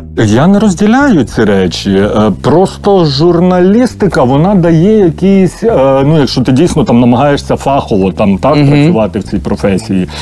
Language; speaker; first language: Ukrainian; native; Ukrainian